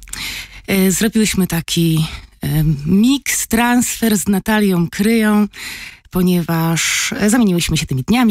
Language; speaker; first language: Polish; native; Polish